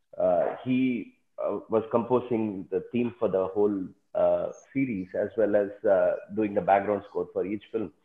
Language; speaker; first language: English; non-native, local second language; Tamil